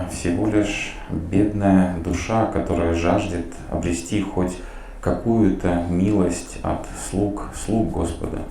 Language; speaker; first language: Russian; native; Russian